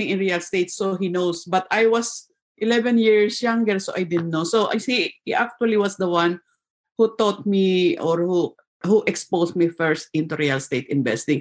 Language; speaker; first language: English; non-native, local second language; Filipino